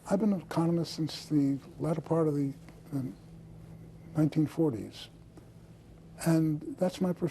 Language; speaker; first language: English; native; English